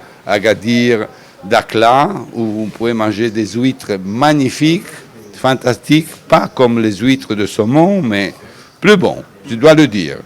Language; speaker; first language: French; non-native, fluent; Italian